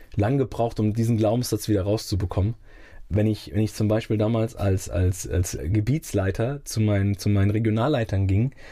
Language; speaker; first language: German; native; German